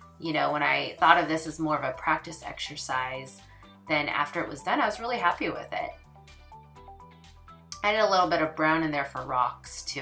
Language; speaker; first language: English; native; English